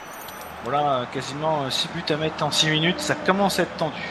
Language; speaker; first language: French; native; French